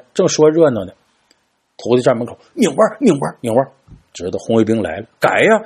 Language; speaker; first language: Chinese; native; Chinese